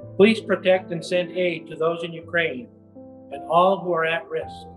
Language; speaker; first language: English; native; English